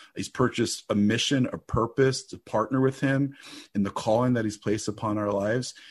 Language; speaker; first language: English; native; English